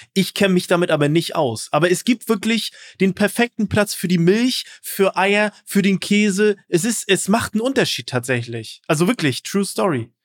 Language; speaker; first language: German; native; German